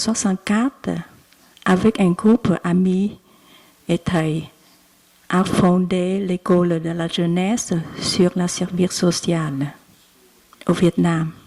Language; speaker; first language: French; non-native, learner; Vietnamese